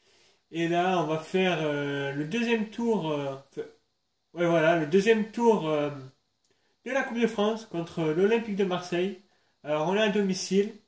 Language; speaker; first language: French; native; French